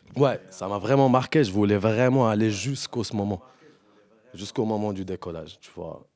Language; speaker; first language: French; non-native, local second language; Arabic